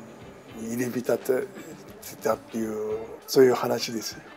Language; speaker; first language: Japanese; native; Japanese